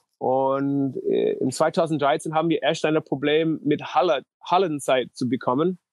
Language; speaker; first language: German; non-native, fluent; English